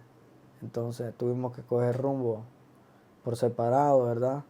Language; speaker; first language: Spanish; early bilingual, other home language; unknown